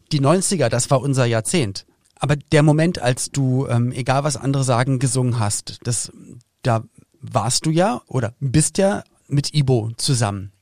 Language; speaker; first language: German; native; German